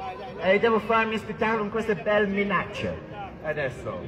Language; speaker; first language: Italian; non-native, fluent; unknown